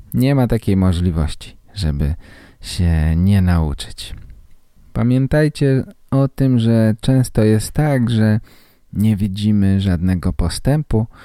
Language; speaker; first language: Polish; native; Polish